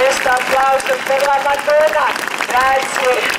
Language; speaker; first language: Italian; non-native, learner; Croatian